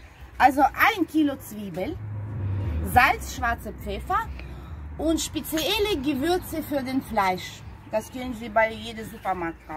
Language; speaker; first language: German; non-native, fluent; Russian